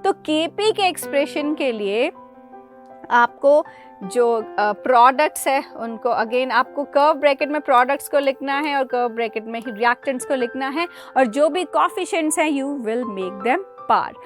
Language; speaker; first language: Hindi; native; Hindi